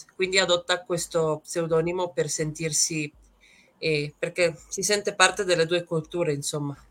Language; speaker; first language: Italian; native; Italian